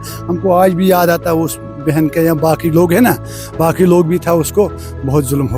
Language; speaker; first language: Hindi; non-native, local second language; Kashmiri